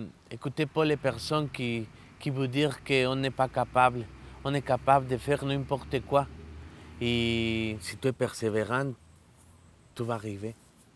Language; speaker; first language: French; non-native, fluent; Spanish